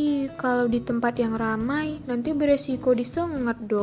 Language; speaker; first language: Indonesian; native; Indonesian